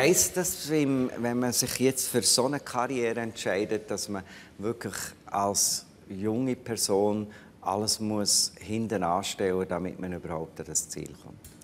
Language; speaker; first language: German; native; German